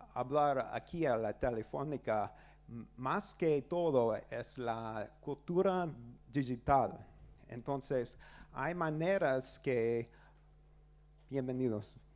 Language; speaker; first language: Spanish; non-native, learner; English